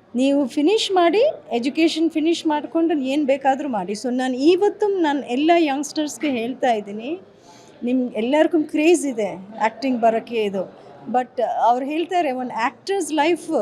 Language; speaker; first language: Kannada; early bilingual, heritage; English